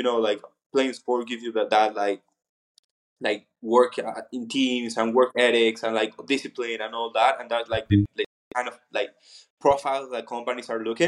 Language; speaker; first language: English; non-native, fluent; Spanish